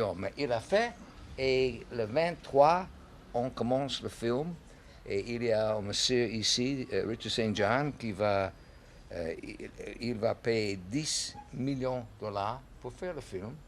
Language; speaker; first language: French; non-native, learner; English